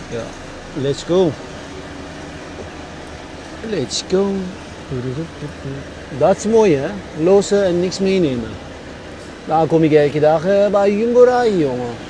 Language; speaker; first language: Dutch; non-native, fluent; Turkish